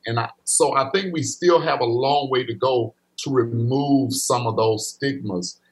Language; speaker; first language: English; native; English